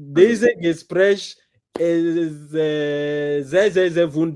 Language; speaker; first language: German; non-native, learner; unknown